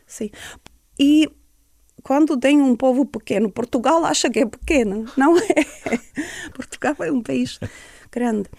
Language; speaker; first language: Portuguese; non-native, fluent; Estonian